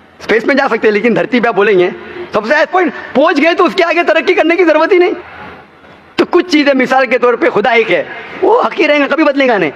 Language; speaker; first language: Hindi; non-native, local second language; Konkani